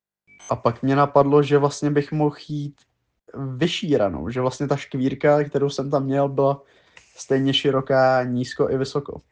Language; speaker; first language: Czech; native; Czech